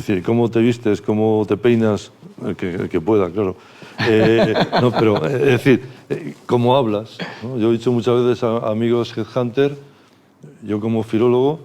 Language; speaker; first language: Spanish; native; Spanish